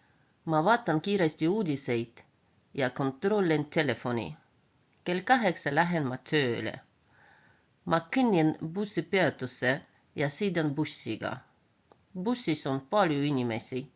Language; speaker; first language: Estonian; non-native, local second language; Russian